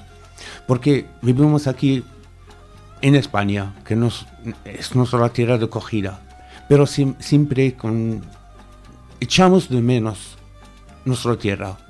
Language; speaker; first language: Spanish; non-native, fluent; Arabic